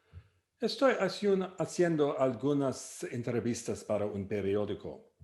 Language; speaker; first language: Spanish; non-native, fluent; English